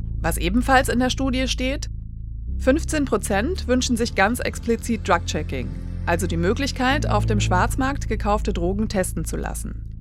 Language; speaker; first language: German; native; German